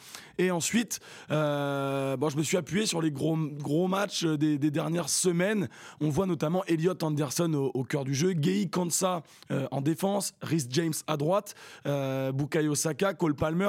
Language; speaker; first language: French; native; French